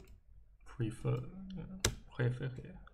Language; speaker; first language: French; non-native, learner; English